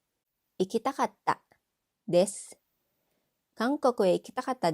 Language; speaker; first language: Japanese; non-native, fluent; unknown